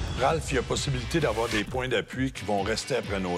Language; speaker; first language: French; native; French